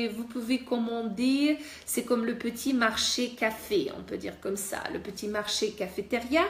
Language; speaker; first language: French; non-native, fluent; Russian